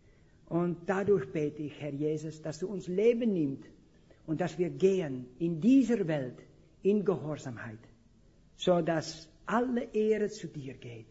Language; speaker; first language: German; non-native, fluent; Dutch